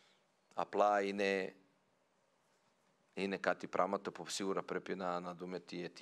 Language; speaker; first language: Greek; non-native, fluent; Serbian